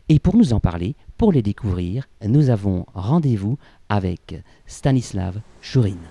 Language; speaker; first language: French; native; French